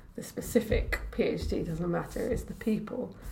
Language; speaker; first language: English; native; English